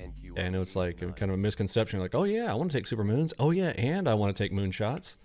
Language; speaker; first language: English; native; English